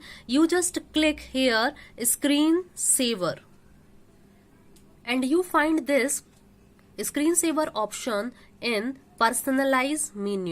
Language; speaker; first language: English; non-native, local second language; Hindi